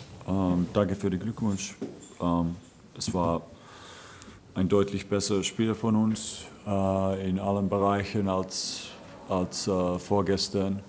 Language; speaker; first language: German; non-native, fluent; Finnish